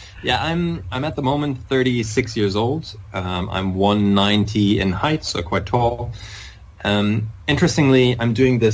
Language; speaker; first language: English; non-native, fluent; German